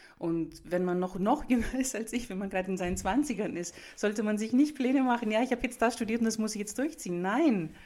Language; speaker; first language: German; early bilingual, other home language; Greek